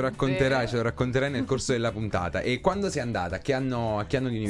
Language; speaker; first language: Italian; native; Italian